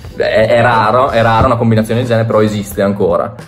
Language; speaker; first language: Italian; native; Italian